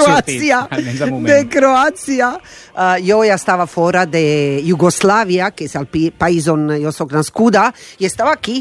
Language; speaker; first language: Catalan; non-native, fluent; Croatian